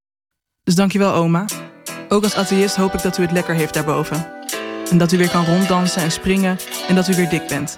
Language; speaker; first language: Dutch; native; Dutch